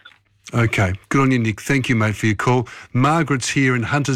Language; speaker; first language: English; native; English